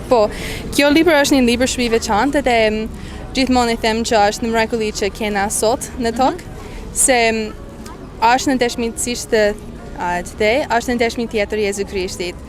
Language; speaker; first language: Albanian; non-native, fluent; English